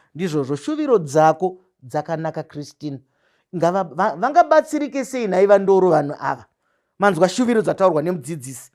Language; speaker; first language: Shona; native; Shona